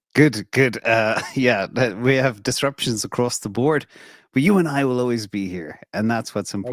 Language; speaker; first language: English; native; English